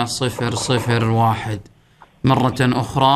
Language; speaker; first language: Arabic; native; Arabic